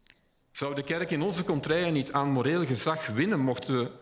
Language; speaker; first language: Dutch; native; Dutch